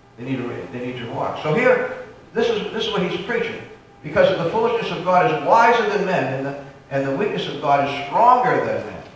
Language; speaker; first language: English; native; English